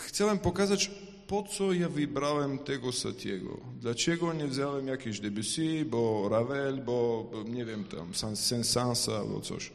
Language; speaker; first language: Polish; non-native, fluent; Ukrainian